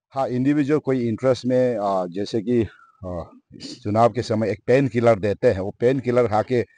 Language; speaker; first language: Hindi; non-native, local second language; Nyishi